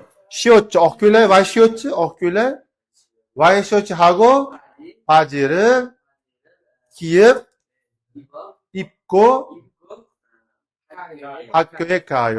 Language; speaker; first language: Korean; non-native, fluent; Uzbek